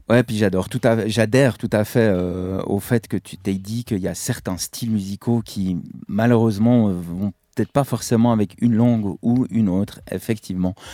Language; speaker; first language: French; native; French